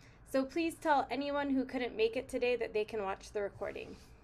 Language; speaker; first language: English; native; English